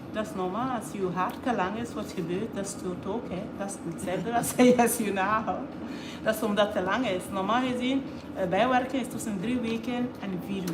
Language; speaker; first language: Dutch; non-native, fluent; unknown